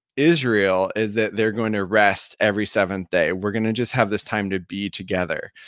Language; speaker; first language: English; native; English